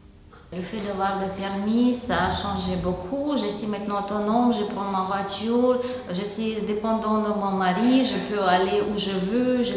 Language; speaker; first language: French; non-native, fluent; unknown